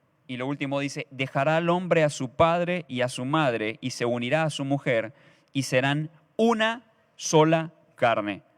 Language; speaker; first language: Spanish; native; Spanish